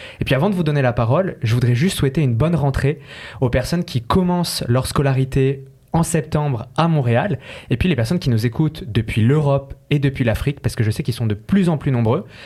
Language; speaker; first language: French; native; French